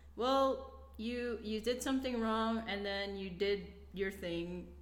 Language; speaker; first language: English; non-native, local second language; Cebuano